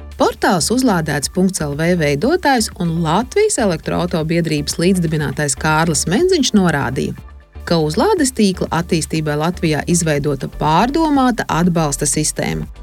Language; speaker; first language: Latvian; native; Latvian